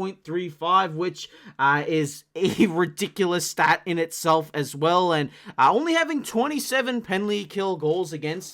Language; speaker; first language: English; native; English